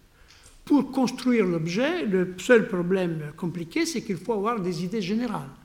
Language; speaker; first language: French; non-native, fluent; Italian